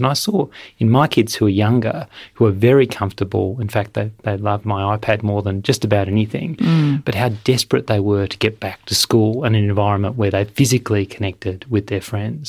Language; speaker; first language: English; native; English